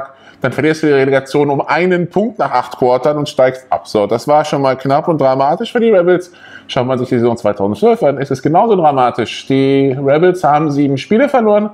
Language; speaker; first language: German; native; German